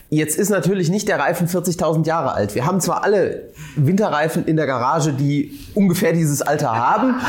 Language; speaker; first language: German; native; German